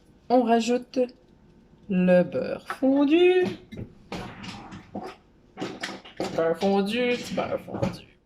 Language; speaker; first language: French; native; French